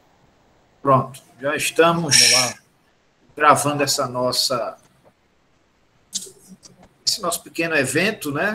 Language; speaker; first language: Portuguese; native; Portuguese